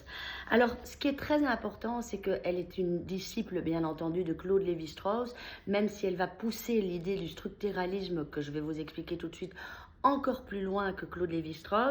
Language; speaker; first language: French; native; French